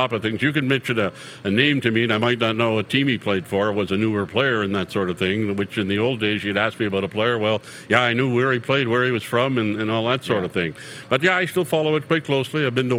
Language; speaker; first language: English; native; English